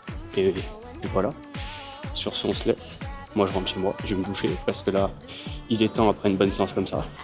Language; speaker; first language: French; native; French